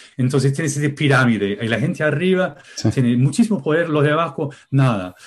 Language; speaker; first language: Spanish; non-native, fluent; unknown